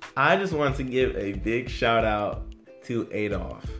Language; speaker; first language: English; native; English